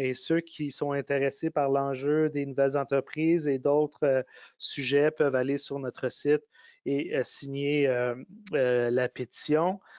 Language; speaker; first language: French; native; French